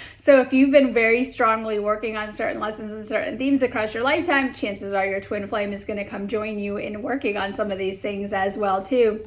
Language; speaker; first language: English; native; English